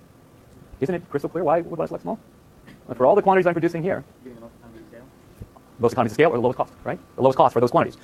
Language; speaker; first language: English; native; English